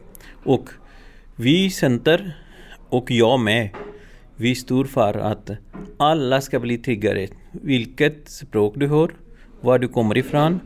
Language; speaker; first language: Swedish; non-native, learner; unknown